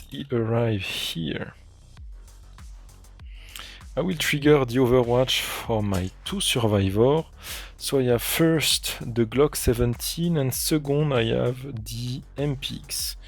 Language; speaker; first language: English; non-native, fluent; French